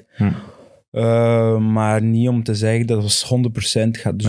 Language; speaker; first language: Dutch; non-native, fluent; Portuguese